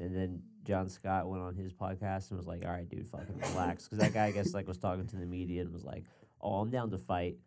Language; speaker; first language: English; native; English